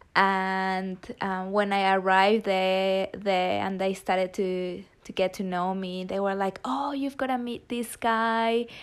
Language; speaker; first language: English; non-native, fluent; Spanish